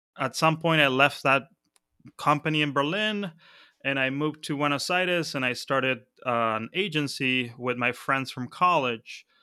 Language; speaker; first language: English; non-native, fluent; Spanish